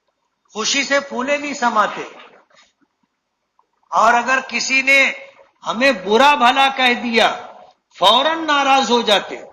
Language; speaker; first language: Urdu; native; Urdu